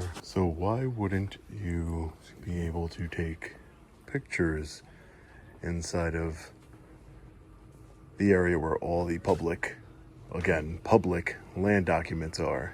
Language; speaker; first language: English; native; English